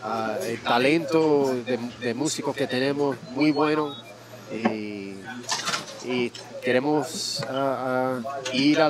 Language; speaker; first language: Spanish; early bilingual, heritage; Spanish